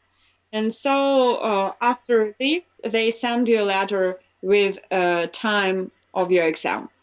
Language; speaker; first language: English; non-native, fluent; Russian